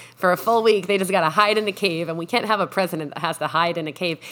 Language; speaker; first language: English; non-native, fluent; Spanish